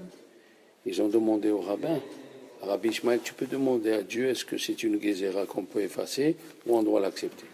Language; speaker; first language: French; native; French